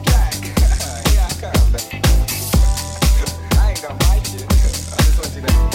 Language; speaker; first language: English; non-native, fluent; Swiss German